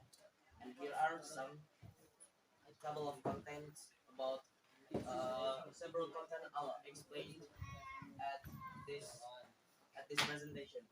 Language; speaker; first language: English; non-native, learner; Indonesian